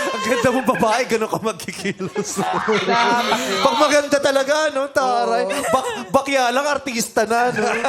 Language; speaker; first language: Filipino; native; Filipino